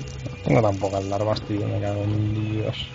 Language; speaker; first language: Spanish; native; Spanish